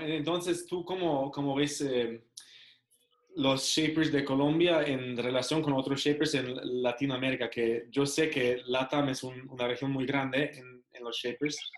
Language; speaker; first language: Spanish; non-native, fluent; German